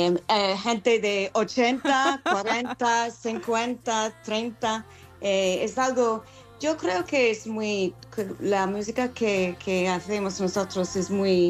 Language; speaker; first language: Spanish; non-native, fluent; English